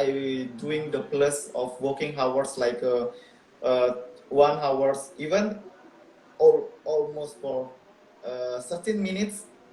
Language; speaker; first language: English; non-native, local second language; Indonesian